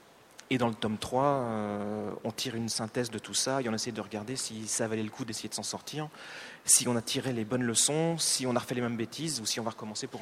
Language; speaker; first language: French; native; French